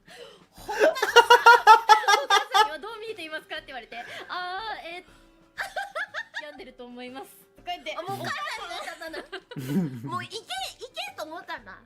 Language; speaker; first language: Japanese; native; Japanese